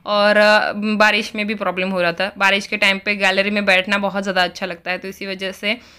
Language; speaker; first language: Hindi; native; Hindi